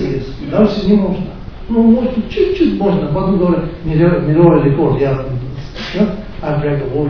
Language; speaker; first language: Russian; non-native, learner; Tibetan